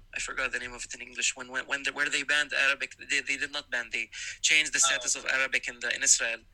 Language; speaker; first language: English; non-native, fluent; Arabic